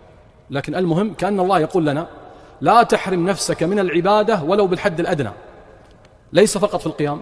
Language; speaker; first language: Arabic; native; Arabic